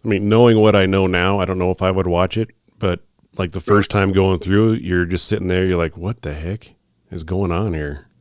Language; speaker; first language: English; native; English